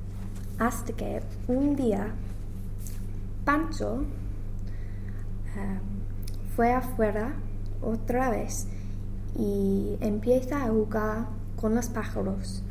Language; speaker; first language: Spanish; non-native, learner; English